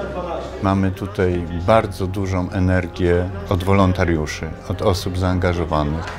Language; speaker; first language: Polish; native; Polish